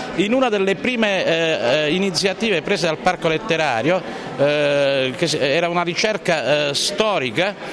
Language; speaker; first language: Italian; native; Italian